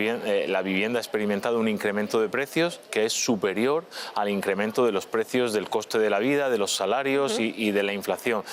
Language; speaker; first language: Spanish; native; Spanish